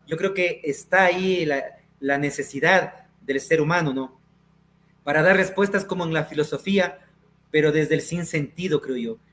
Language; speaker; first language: Spanish; native; Spanish